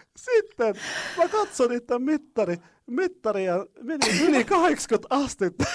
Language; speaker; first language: Finnish; non-native, fluent; Arabic